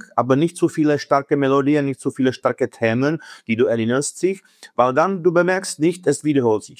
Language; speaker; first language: German; non-native, fluent; Czech